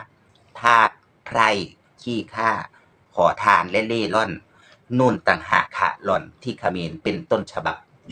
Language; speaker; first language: Thai; native; Thai